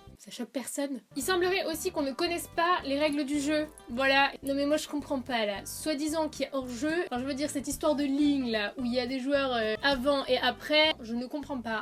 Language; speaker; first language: French; early bilingual, other home language; Portuguese